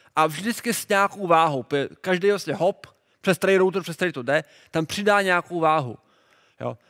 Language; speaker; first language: Czech; native; Czech